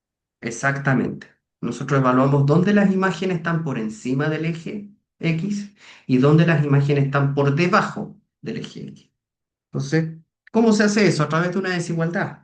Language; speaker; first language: Spanish; native; Spanish